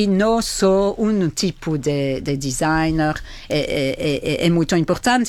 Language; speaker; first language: Portuguese; non-native, fluent; French